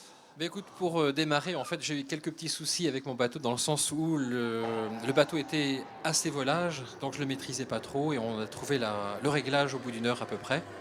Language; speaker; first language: French; native; French